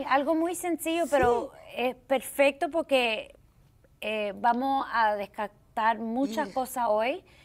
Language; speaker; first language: Spanish; early bilingual, heritage; Spanish